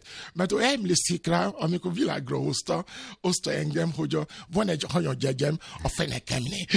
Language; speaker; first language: Hungarian; non-native, learner; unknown